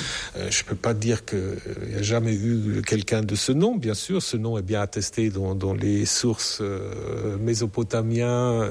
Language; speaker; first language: French; non-native, fluent; German